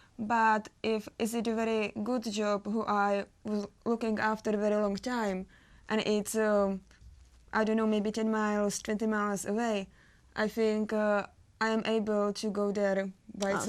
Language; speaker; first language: English; non-native, learner; Czech